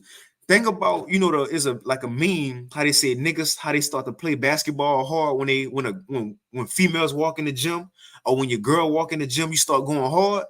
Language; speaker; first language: English; native; English